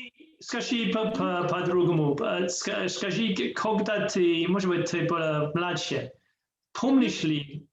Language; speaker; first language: Russian; non-native, learner; English